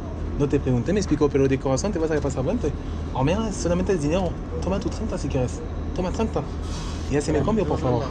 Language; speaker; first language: Spanish; non-native, fluent; French